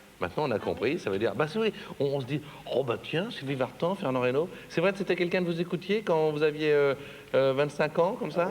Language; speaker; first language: French; native; French